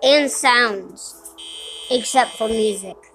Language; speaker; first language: English; native; English